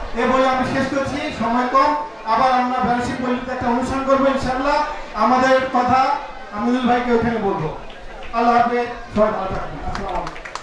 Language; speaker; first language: Bangla; non-native, local second language; Urdu